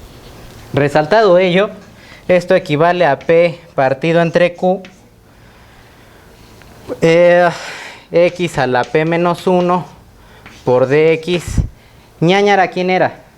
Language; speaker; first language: Spanish; native; Spanish